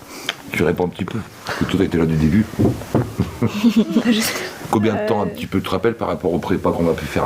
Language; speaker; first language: French; native; French